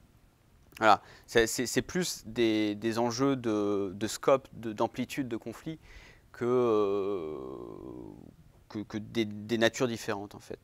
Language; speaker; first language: French; native; French